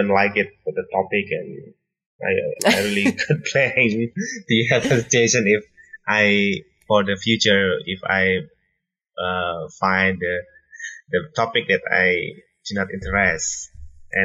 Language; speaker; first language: English; non-native, learner; Indonesian